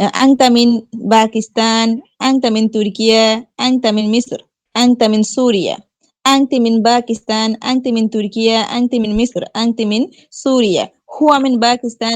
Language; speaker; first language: Arabic; non-native, learner; Bangla